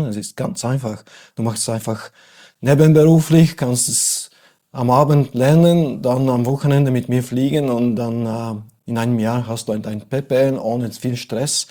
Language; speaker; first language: German; non-native, fluent; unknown